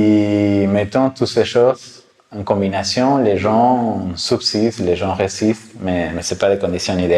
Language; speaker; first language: French; non-native, fluent; Spanish